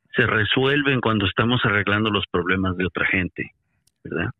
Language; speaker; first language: Spanish; native; Spanish